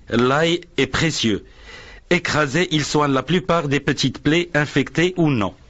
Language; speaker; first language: French; non-native, local second language; Arabic